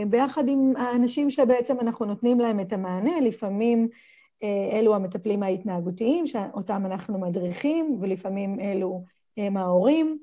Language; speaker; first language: Hebrew; native; Hebrew